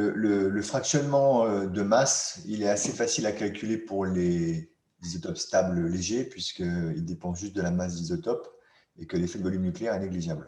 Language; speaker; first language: French; native; French